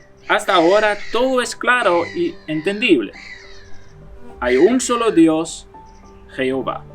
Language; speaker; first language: Spanish; non-native, fluent; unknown